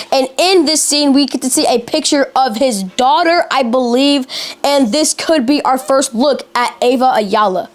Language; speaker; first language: English; native; English